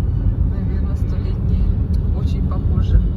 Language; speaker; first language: Russian; native; Russian